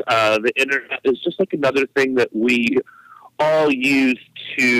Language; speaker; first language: English; native; English